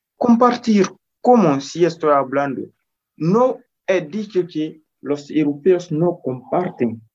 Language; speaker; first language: Spanish; non-native, fluent; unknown